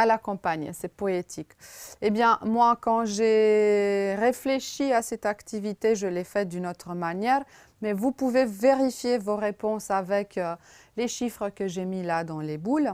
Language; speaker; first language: French; non-native, fluent; Romanian